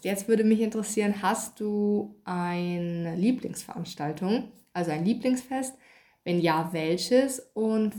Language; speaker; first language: German; native; German